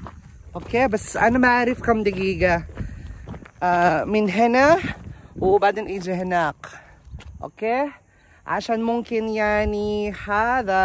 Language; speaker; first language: Arabic; non-native, learner; Filipino